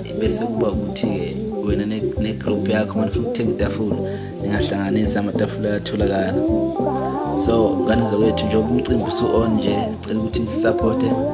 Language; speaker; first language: Zulu; native; Zulu